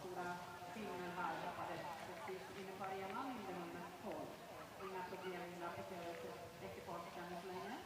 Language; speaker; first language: Swedish; native; Swedish